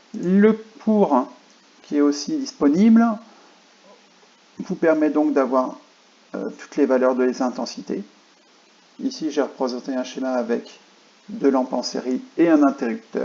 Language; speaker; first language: French; native; French